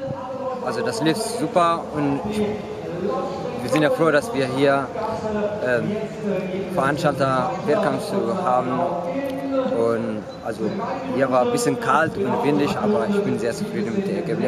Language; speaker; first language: German; non-native, learner; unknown